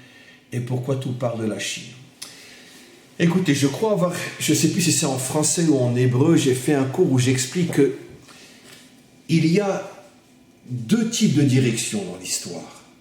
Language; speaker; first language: French; native; French